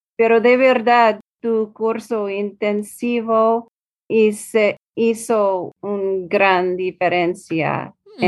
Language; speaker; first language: Spanish; non-native, learner; English